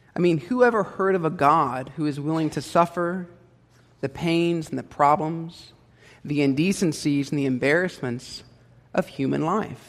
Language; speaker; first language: English; native; English